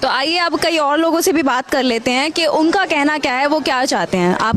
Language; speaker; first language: Hindi; native; Hindi